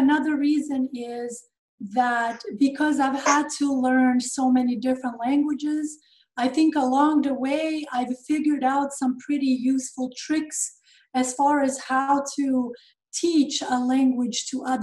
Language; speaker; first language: English; non-native, fluent; Serbian